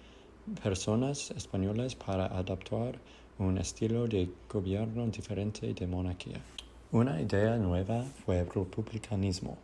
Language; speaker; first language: Spanish; non-native, learner; English